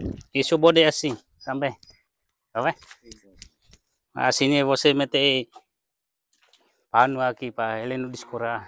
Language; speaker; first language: Portuguese; non-native, learner; Vietnamese